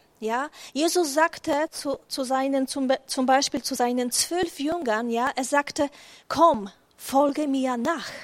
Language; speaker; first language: German; non-native, fluent; Polish